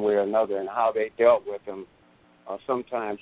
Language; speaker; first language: English; native; English